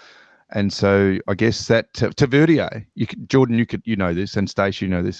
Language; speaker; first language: English; native; English